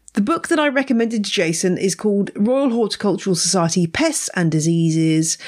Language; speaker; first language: English; native; English